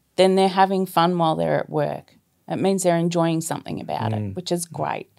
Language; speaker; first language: English; native; English